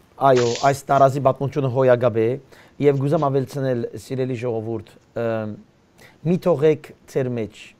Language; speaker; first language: Armenian; early bilingual, heritage; Armenian